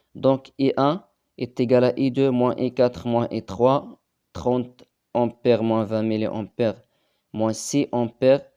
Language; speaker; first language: French; non-native, local second language; Arabic